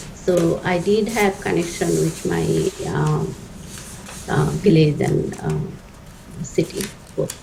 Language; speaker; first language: English; non-native, fluent; Bangla